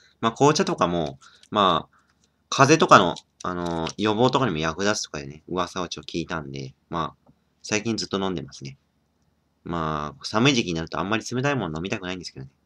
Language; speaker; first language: Japanese; native; Japanese